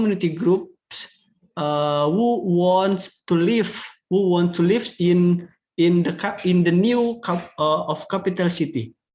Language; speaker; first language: English; non-native, learner; Indonesian